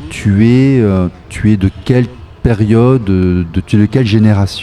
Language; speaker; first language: French; native; French